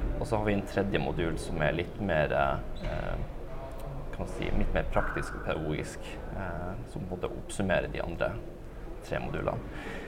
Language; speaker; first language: Norwegian; native; Norwegian